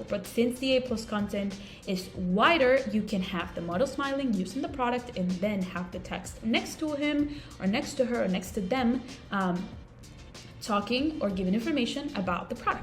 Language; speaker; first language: English; non-native, local second language; Spanish